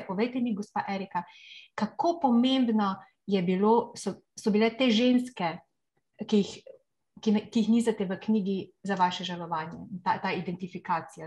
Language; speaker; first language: Slovenian; native; Slovenian